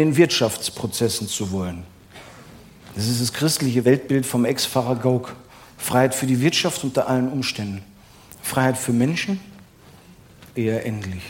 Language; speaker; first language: German; native; German